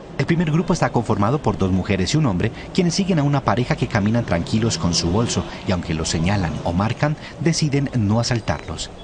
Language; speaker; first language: Spanish; native; Spanish